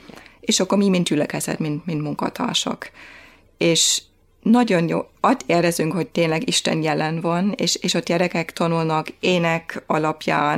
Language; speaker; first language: Hungarian; non-native, fluent; German